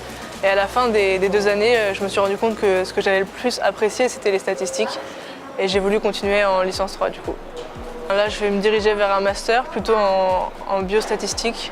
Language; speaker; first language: French; native; French